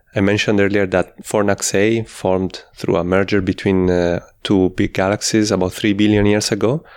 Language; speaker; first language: English; non-native, fluent; Italian